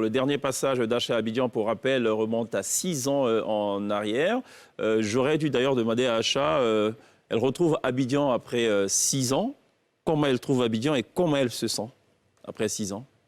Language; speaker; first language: French; native; French